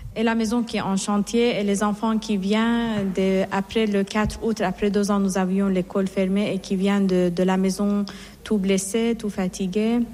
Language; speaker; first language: French; non-native, fluent; Persian